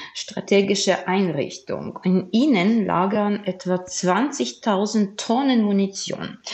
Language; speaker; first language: German; non-native, fluent; Ukrainian